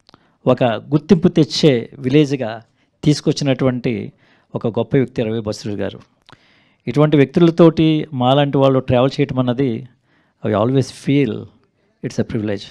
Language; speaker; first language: Telugu; native; Telugu